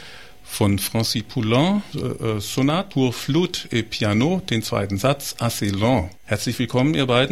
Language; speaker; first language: German; native; German